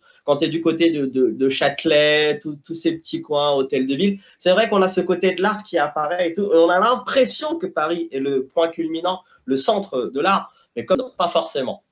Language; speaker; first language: French; native; French